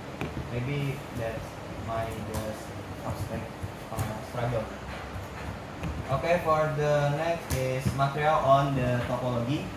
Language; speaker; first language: English; non-native, learner; Indonesian